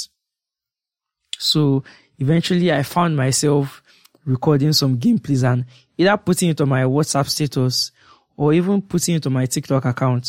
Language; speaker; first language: English; non-native, local second language; Yoruba